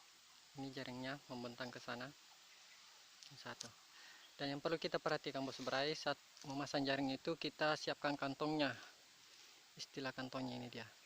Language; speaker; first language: Indonesian; native; Indonesian